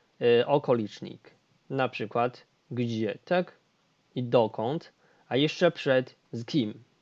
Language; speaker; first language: Polish; non-native, fluent; Chinese